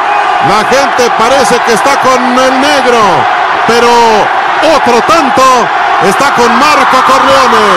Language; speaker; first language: Spanish; native; Spanish